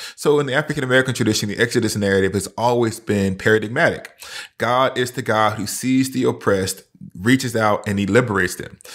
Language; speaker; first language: English; native; English